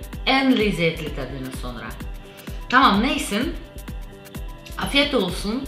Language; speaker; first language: Turkish; non-native, learner; Russian